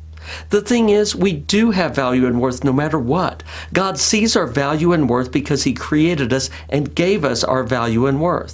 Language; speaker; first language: English; native; English